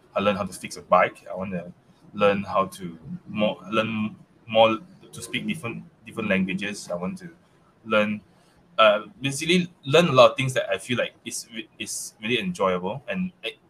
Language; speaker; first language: English; non-native, local second language; Chinese